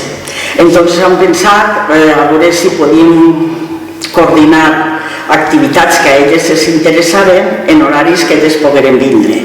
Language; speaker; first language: Catalan; native; Catalan